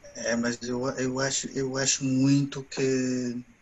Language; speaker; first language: Portuguese; non-native, fluent; Ewe